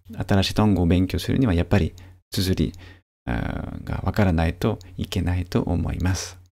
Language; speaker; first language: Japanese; non-native, fluent; French